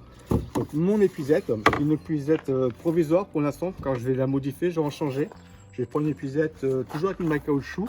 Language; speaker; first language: French; native; French